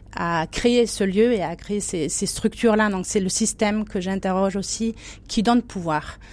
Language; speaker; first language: French; non-native, fluent; German